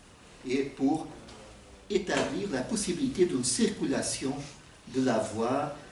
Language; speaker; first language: French; non-native, fluent; Portuguese